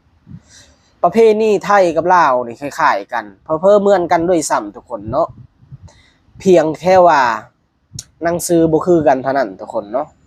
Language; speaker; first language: Thai; non-native, local second language; Lao